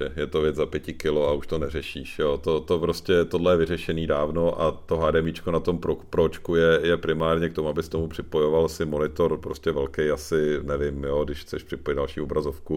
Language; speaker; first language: Czech; native; Czech